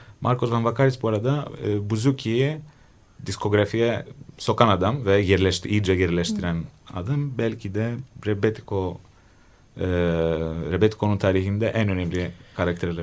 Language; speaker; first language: Turkish; non-native, fluent; Greek